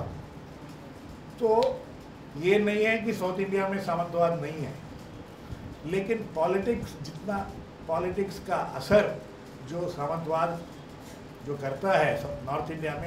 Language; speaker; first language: Hindi; non-native, local second language; Kannada